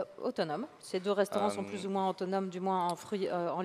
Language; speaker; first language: French; native; French